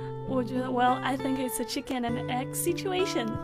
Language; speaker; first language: English; non-native, fluent; Chinese